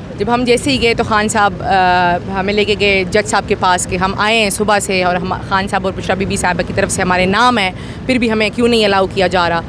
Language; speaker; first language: Urdu; non-native, local second language; Pashto